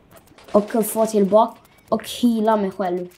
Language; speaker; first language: Swedish; early bilingual, other home language; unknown